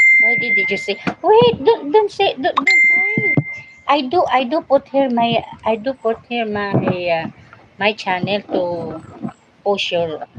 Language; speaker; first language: English; non-native, learner; Filipino